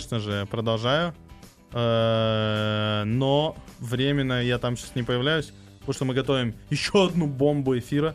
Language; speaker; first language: Russian; native; Russian